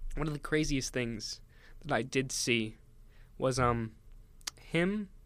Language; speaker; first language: English; native; English